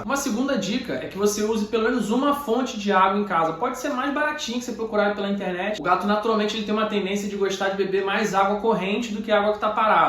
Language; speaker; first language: Portuguese; native; Portuguese